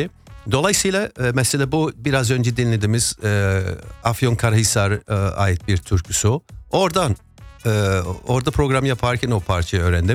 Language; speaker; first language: Turkish; non-native, fluent; English